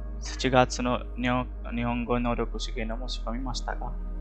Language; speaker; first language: Japanese; non-native, fluent; Hindi